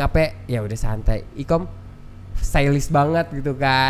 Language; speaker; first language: Indonesian; native; Indonesian